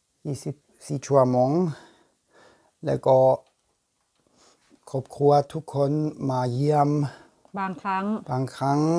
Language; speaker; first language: Thai; non-native, learner; German